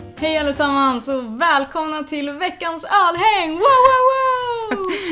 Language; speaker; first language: Swedish; native; Swedish